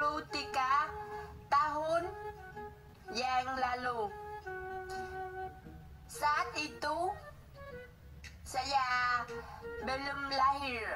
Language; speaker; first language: Indonesian; non-native, learner; Vietnamese